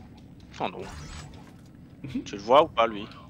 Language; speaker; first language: French; native; French